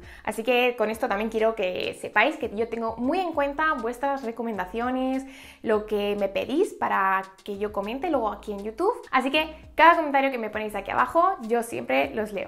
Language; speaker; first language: Spanish; native; Spanish